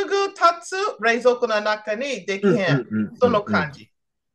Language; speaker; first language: Japanese; non-native, learner; English